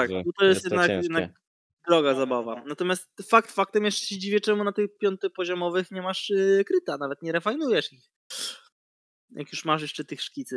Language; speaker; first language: Polish; native; Polish